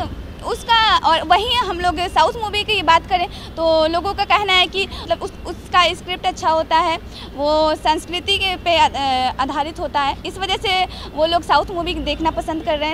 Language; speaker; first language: Hindi; native; Hindi